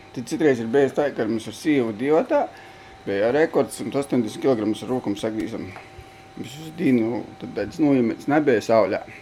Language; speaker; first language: Latvian; native; Latvian